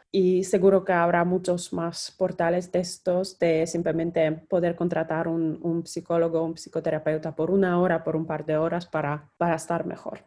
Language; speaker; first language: Spanish; non-native, fluent; Polish